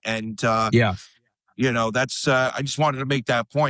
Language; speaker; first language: English; native; English